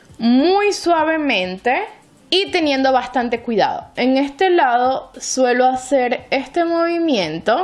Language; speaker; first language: Spanish; native; Spanish